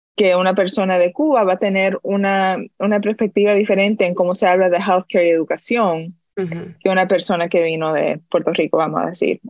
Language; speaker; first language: Spanish; early bilingual, heritage; Spanish